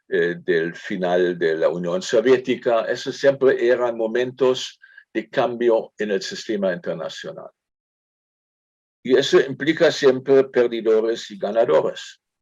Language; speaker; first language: Spanish; non-native, fluent; German